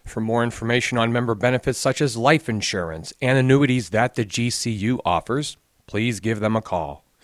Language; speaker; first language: English; native; English